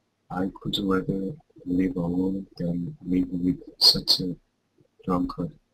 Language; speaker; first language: English; non-native, learner; Korean